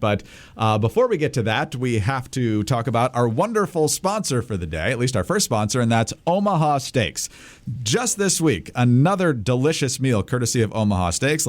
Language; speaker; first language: English; native; English